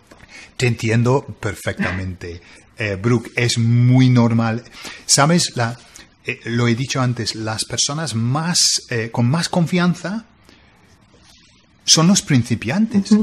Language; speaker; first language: Spanish; non-native, fluent; English